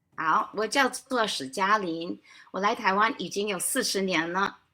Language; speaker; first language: Chinese; non-native, fluent; English